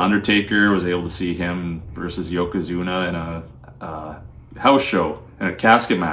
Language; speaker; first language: English; native; English